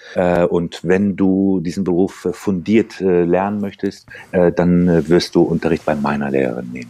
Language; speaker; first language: German; early bilingual, other home language; Turkish